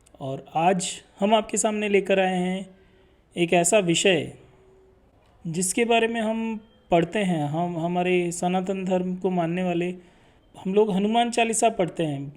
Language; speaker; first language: Hindi; native; Hindi